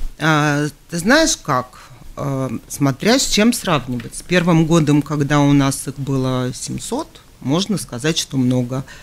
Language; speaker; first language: Russian; native; Russian